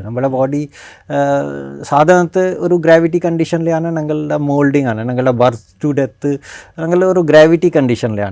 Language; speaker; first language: Malayalam; non-native, fluent; Bangla